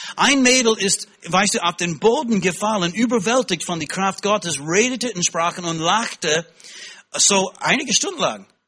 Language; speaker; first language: German; non-native, fluent; English